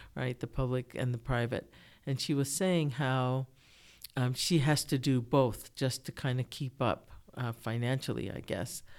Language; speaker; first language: English; early bilingual, other home language; Japanese